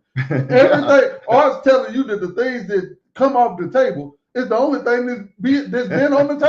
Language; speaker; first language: English; native; English